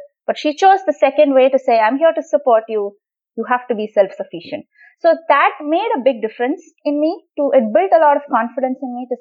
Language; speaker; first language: English; non-native, local second language; Tamil